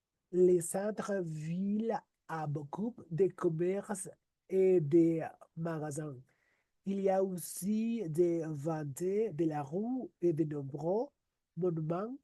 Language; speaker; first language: French; non-native, learner; Spanish